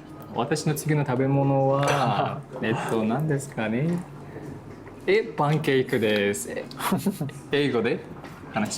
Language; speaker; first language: Japanese; non-native, learner; Kazakh